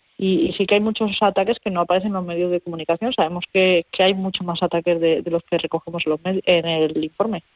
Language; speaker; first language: Spanish; native; Spanish